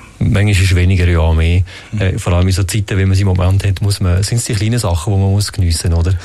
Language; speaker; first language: German; native; German